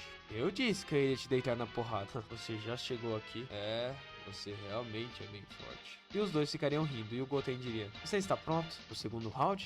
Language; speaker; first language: Portuguese; native; Portuguese